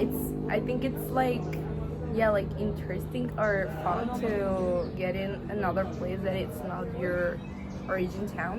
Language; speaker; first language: English; non-native, learner; Spanish